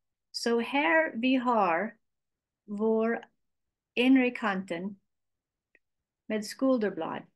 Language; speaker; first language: Swedish; non-native, learner; English